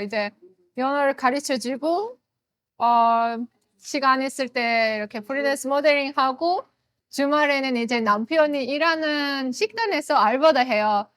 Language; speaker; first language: Korean; non-native, learner; Azerbaijani